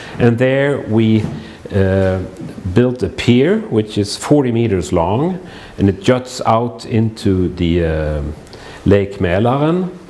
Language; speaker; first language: English; non-native, fluent; Swedish